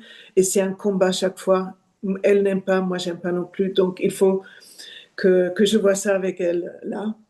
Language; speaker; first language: French; non-native, fluent; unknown